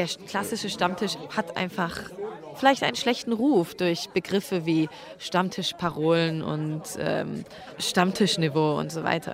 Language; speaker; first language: German; native; German